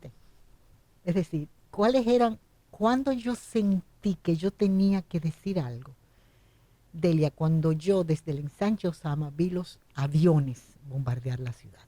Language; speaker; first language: Spanish; native; Spanish